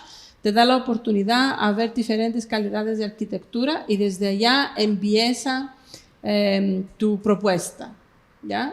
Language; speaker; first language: Spanish; non-native, fluent; Greek